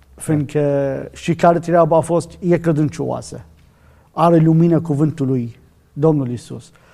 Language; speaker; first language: Romanian; non-native, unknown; Arabic